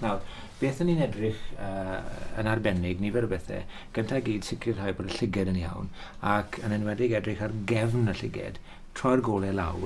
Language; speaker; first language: Welsh; native; Welsh